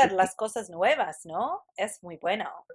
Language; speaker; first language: Spanish; non-native, fluent; English